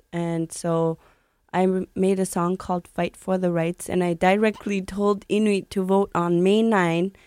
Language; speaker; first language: English; native; English